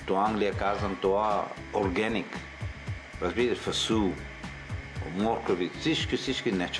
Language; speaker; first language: Bulgarian; non-native, learner; Swahili